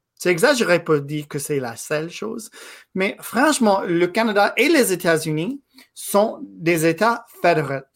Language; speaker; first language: French; non-native, fluent; English